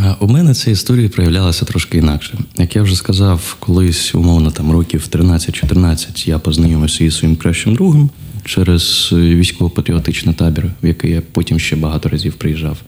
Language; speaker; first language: Ukrainian; non-native, local second language; Russian